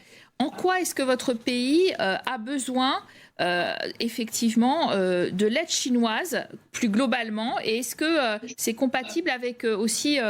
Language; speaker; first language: French; native; French